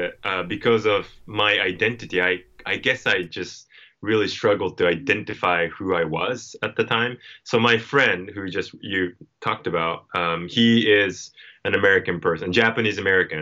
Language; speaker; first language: English; non-native, fluent; Japanese